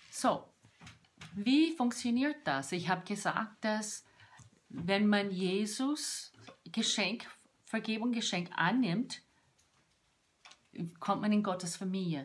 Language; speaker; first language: German; non-native, fluent; English